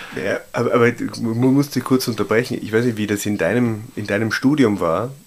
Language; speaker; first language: German; native; German